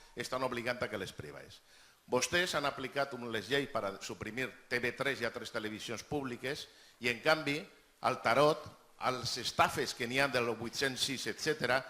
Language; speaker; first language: Catalan; native; Catalan